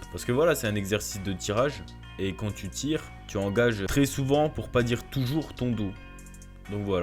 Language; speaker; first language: French; native; French